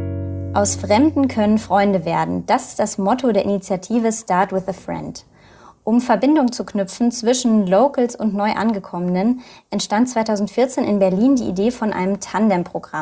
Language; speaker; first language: German; native; German